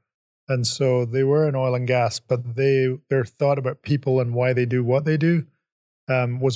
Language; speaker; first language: English; native; English